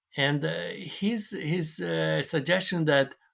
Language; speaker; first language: English; non-native, fluent; Hungarian